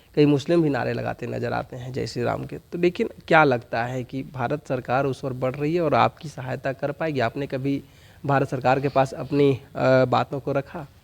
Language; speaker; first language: Hindi; native; Hindi